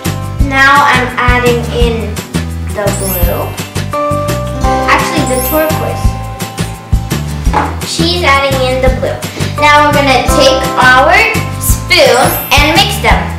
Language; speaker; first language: English; non-native, fluent; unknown